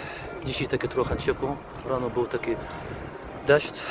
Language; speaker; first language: Polish; non-native, learner; Arabic